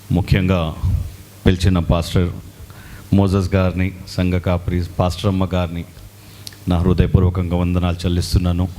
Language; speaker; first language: Telugu; non-native, local second language; Urdu